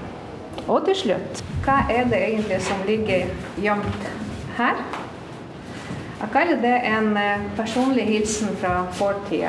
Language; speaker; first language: Norwegian; non-native, fluent; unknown